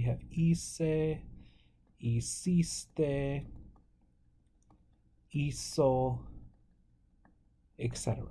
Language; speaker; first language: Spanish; non-native, fluent; English